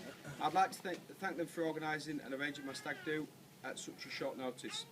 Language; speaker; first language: English; native; English